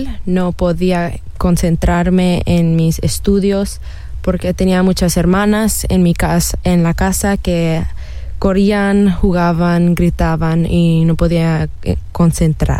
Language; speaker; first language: Spanish; early bilingual, heritage; Spanish